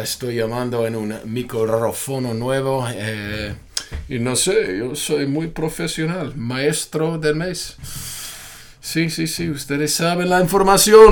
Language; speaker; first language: Spanish; non-native, fluent; English